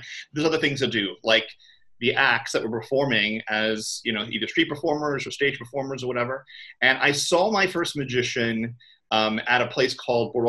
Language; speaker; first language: English; native; English